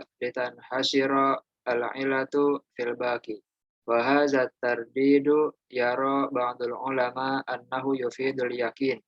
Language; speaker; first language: Arabic; non-native, learner; Indonesian